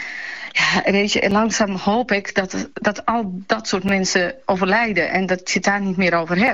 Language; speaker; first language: Dutch; early bilingual, other home language; Bosnian